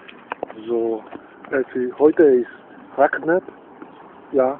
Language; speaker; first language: German; non-native, learner; Spanish